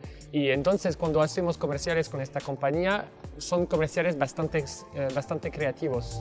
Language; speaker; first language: Spanish; non-native, fluent; French